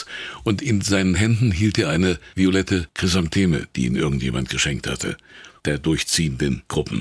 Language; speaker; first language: German; native; German